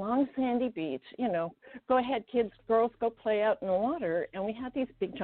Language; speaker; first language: English; non-native, fluent; Estonian